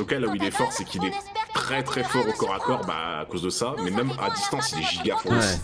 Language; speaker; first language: French; native; French